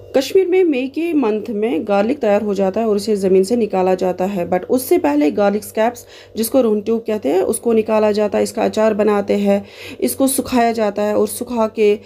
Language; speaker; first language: Hindi; non-native, local second language; Kashmiri